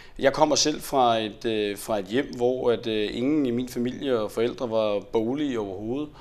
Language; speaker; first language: Danish; native; Danish